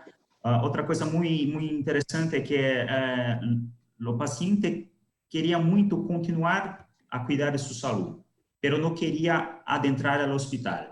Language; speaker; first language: Spanish; non-native, learner; Portuguese